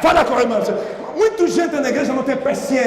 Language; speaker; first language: Portuguese; non-native, learner; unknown